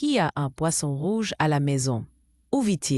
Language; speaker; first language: French; non-native, learner; Arabic